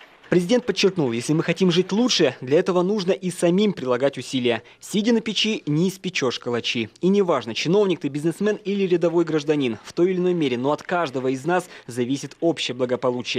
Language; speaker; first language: Russian; native; Russian